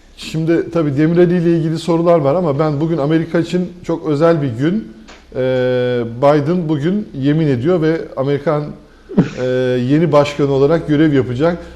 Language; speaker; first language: Turkish; native; Turkish